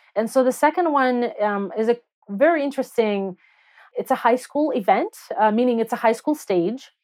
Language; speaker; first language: English; non-native, fluent; Russian